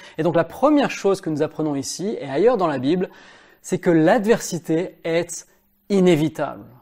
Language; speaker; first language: French; native; French